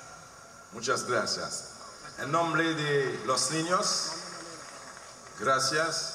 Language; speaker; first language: Spanish; non-native, learner; Haitian Creole